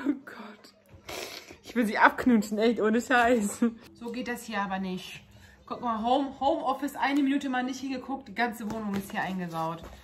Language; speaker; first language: German; early bilingual, other home language; Turkish